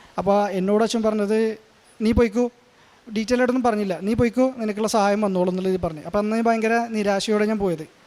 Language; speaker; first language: Malayalam; native; Malayalam